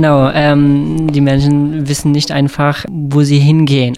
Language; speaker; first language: German; non-native, fluent; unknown